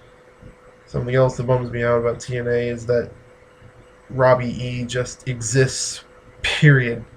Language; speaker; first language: English; native; English